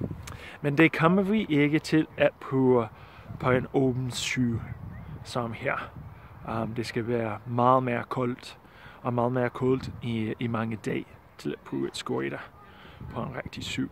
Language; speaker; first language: Danish; non-native, learner; English